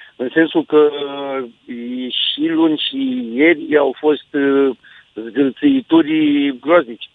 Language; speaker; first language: Romanian; native; Romanian